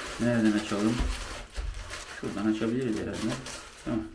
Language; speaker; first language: Turkish; native; Turkish